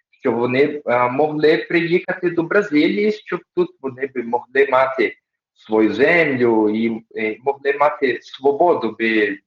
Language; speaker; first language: Ukrainian; early bilingual, heritage; Ukrainian